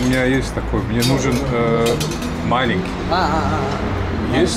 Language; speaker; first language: Russian; non-native, fluent; Hungarian